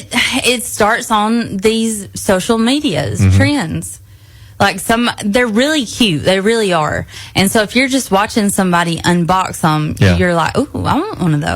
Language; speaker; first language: English; native; English